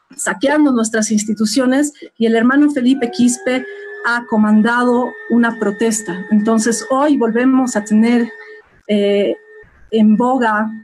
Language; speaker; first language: Spanish; native; Spanish